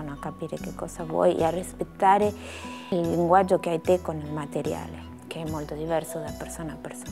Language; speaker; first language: Italian; non-native, fluent; Spanish